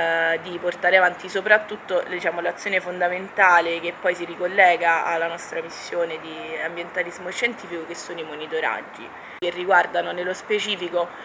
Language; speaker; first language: Italian; native; Italian